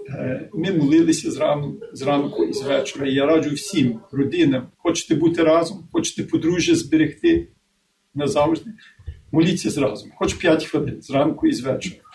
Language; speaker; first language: Ukrainian; early bilingual, heritage; Ukrainian